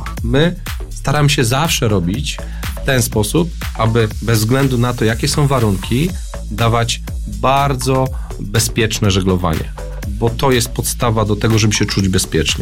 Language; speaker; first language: Polish; native; Polish